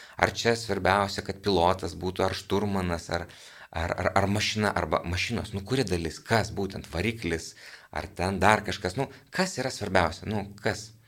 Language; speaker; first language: Lithuanian; native; Lithuanian